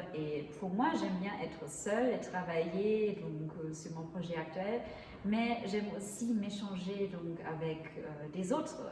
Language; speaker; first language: French; non-native, fluent; German